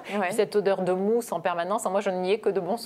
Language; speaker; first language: French; native; French